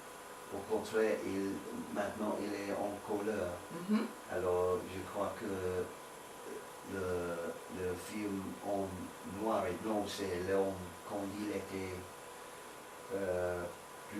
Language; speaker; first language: French; non-native, learner; English